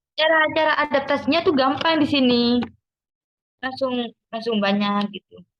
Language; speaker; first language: Indonesian; non-native, local second language; Madurese